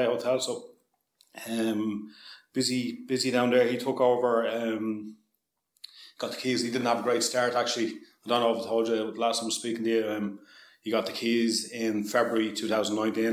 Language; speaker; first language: English; native; English